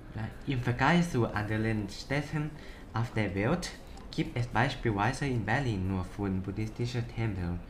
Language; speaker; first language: German; non-native, learner; Thai